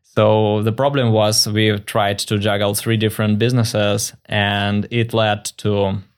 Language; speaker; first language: English; non-native, fluent; Russian